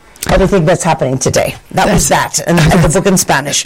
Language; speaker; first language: English; non-native, fluent; Spanish